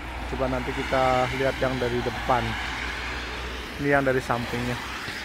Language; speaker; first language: Indonesian; non-native, local second language; Javanese